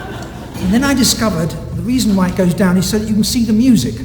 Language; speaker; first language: English; native; English